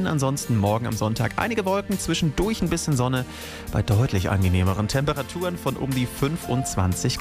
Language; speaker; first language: German; native; German